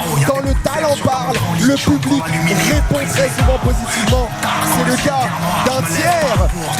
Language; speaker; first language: French; native; French